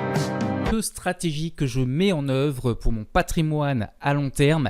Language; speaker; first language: French; native; French